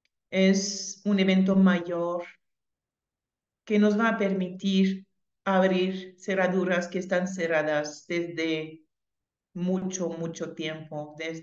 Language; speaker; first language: Spanish; non-native, fluent; French